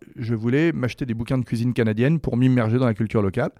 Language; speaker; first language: French; native; French